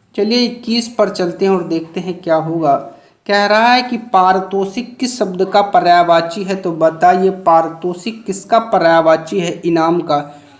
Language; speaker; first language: Hindi; native; Hindi